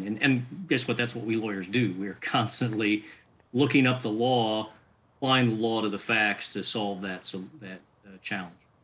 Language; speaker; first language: English; native; English